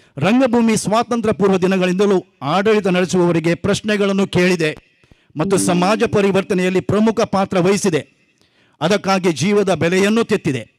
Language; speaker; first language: Kannada; non-native, local second language; Konkani